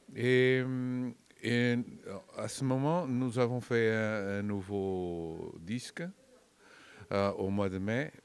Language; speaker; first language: French; non-native, fluent; Portuguese